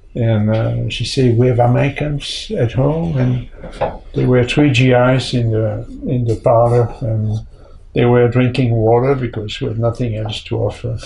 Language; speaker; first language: English; non-native, fluent; French